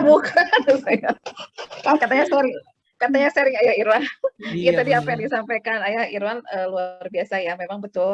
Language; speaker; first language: Indonesian; native; Indonesian